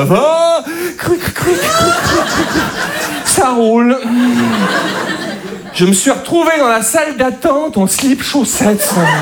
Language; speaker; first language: French; native; French